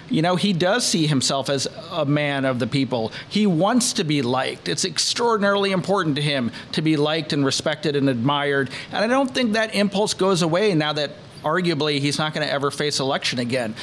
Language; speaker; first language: English; native; English